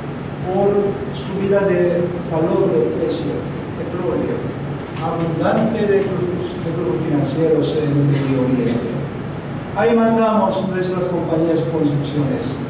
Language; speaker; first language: Spanish; non-native, learner; Korean